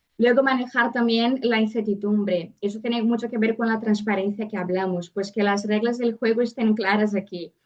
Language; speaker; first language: Spanish; non-native, fluent; Portuguese